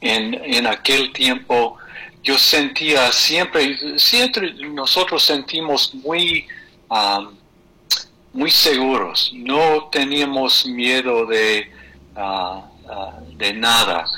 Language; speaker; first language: Spanish; non-native, fluent; English